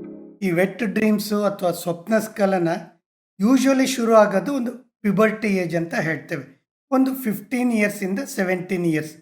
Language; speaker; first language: Kannada; native; Kannada